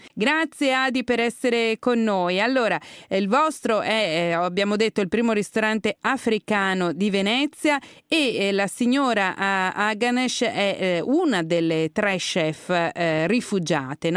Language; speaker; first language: Italian; native; Italian